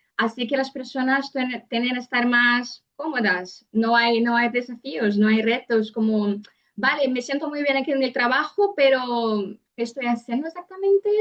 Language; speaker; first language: Spanish; non-native, fluent; Portuguese